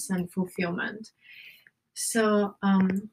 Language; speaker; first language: English; non-native, fluent; Ukrainian